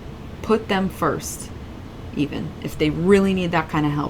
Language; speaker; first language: English; native; English